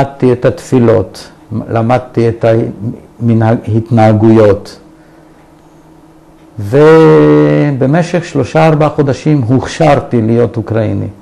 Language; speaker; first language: Hebrew; early bilingual, other home language; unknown